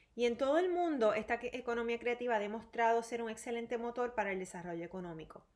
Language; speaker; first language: Spanish; native; Spanish